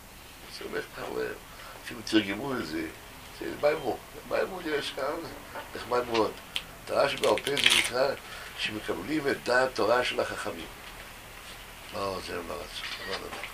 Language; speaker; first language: Hebrew; non-native, fluent; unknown